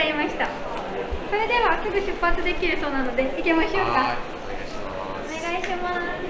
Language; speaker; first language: Japanese; native; Japanese